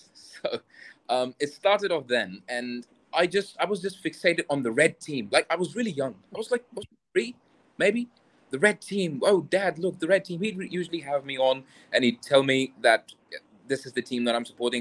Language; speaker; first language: English; non-native, local second language; Urdu